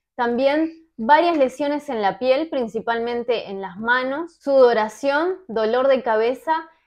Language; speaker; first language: Spanish; native; Spanish